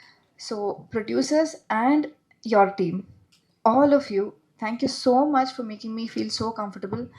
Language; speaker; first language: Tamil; non-native, learner; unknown